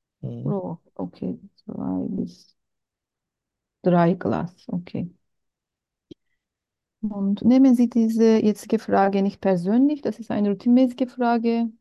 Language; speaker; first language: German; non-native, learner; Turkish